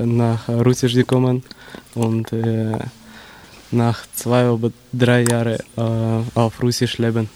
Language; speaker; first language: German; non-native, learner; Russian